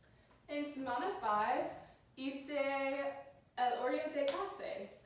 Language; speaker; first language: Spanish; non-native, learner; English